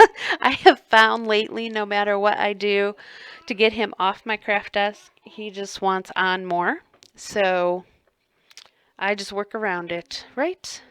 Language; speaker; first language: English; native; English